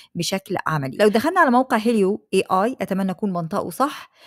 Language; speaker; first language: Arabic; native; Arabic